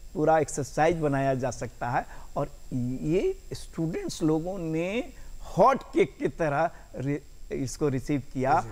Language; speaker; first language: Hindi; native; Hindi